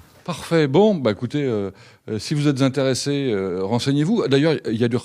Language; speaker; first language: French; native; French